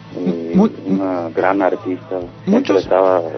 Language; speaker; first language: Spanish; early bilingual, heritage; Spanish